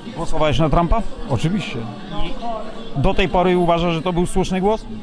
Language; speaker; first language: Polish; native; Polish